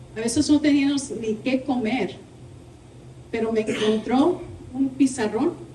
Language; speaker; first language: Spanish; early bilingual, heritage; Spanish